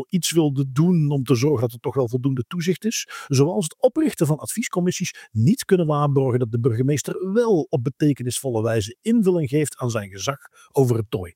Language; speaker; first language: Dutch; native; Dutch